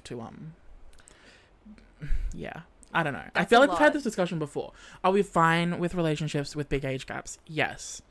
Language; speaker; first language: English; native; English